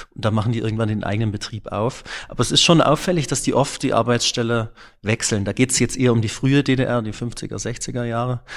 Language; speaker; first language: German; native; German